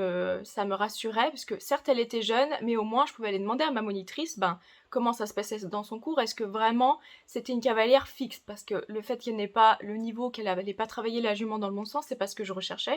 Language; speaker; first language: French; native; French